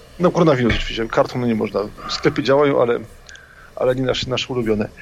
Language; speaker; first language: Polish; native; Polish